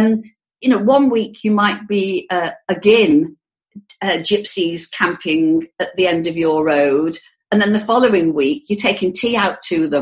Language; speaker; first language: English; native; English